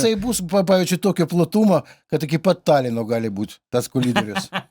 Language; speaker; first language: Lithuanian; native; Lithuanian